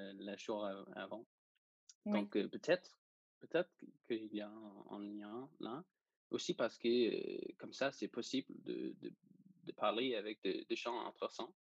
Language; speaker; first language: French; non-native, fluent; Danish